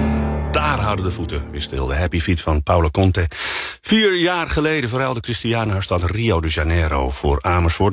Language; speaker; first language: Dutch; native; Dutch